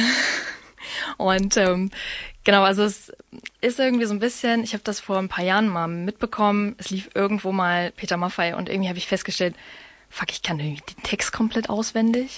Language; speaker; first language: German; native; German